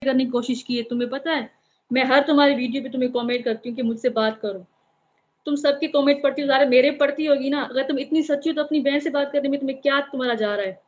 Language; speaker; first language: Urdu; non-native, local second language; Sindhi